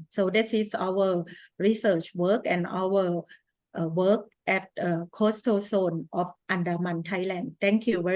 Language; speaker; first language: English; non-native, fluent; Thai